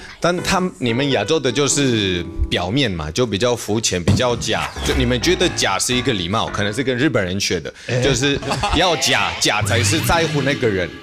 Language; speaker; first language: Chinese; non-native, fluent; Spanish